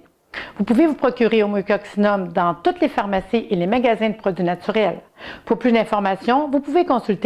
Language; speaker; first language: French; native; French